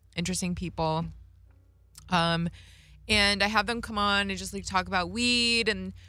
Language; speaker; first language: English; native; English